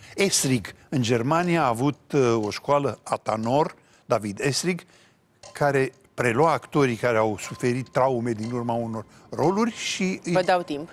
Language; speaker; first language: Romanian; native; Romanian